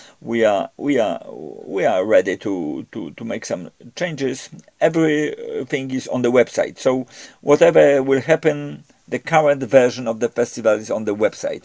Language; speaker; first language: English; non-native, fluent; Polish